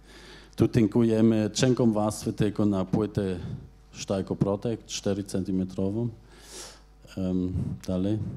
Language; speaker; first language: Polish; non-native, fluent; German